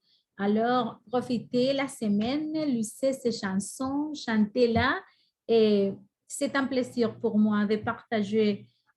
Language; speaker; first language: French; non-native, fluent; Spanish